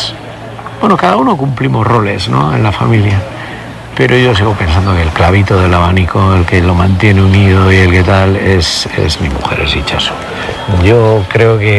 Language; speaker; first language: Spanish; native; Spanish